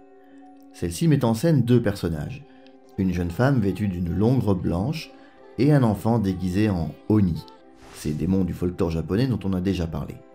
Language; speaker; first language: French; native; French